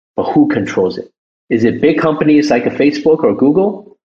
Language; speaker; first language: English; early bilingual, other home language; Chinese